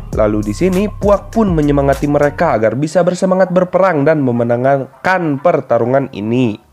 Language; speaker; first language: Indonesian; native; Indonesian